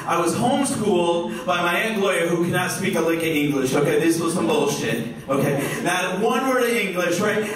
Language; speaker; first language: English; native; English